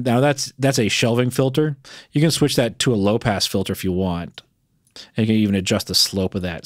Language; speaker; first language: English; native; English